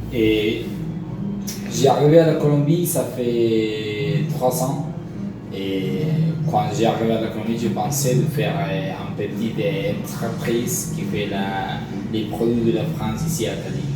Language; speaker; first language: French; non-native, learner; Spanish